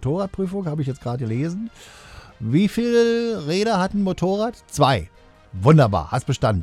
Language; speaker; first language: German; native; German